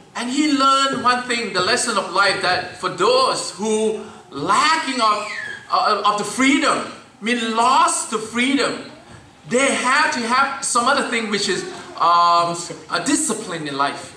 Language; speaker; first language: English; non-native, fluent; Thai